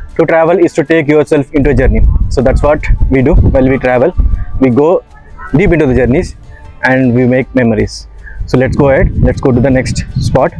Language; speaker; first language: English; non-native, local second language; Telugu